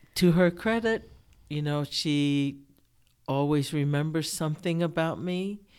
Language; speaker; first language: English; early bilingual, other home language; Japanese